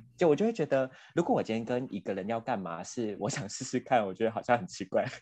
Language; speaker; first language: Chinese; native; Chinese